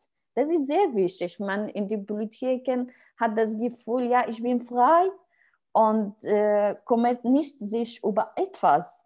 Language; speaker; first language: German; non-native, learner; Arabic